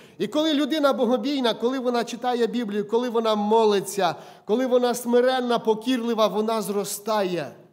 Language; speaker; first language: Ukrainian; native; Ukrainian